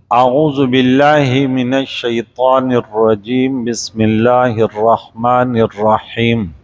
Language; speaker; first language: Urdu; non-native, local second language; Pashto